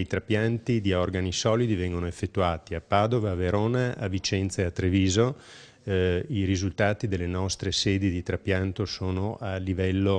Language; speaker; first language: Italian; native; Italian